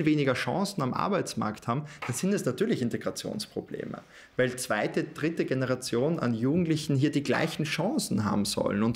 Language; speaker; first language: German; native; German